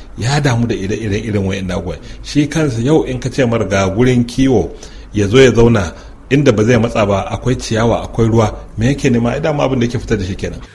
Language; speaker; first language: Hausa; non-native, local second language; Fula